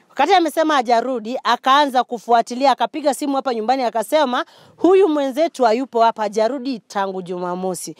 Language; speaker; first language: Swahili; non-native, local second language; Gusii